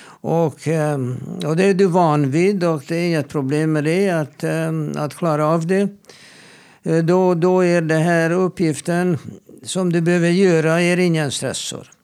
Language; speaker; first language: Swedish; non-native, fluent; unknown